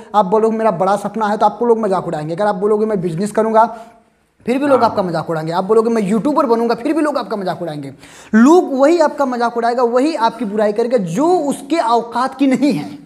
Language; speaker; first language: Hindi; native; Hindi